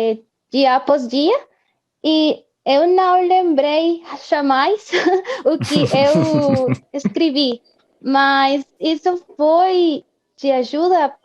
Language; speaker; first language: Portuguese; non-native, fluent; Spanish